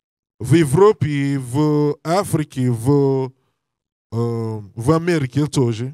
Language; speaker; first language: Russian; non-native, learner; English